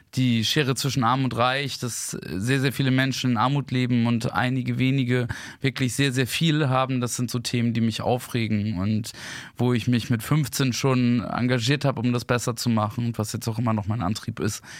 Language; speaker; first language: German; native; German